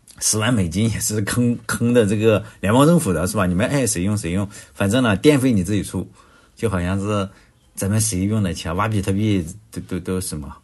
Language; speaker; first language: Chinese; native; Chinese